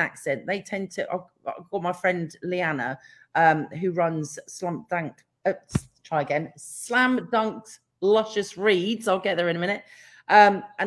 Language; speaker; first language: English; native; English